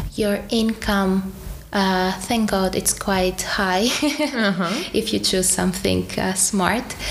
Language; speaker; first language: English; non-native, fluent; Greek